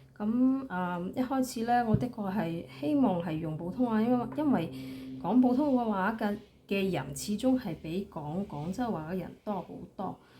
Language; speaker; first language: Cantonese; native; Cantonese